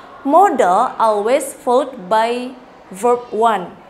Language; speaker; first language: English; non-native, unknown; Indonesian